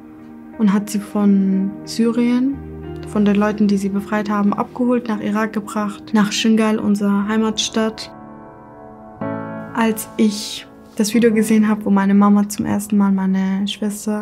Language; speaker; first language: German; early bilingual, other home language; Kurdish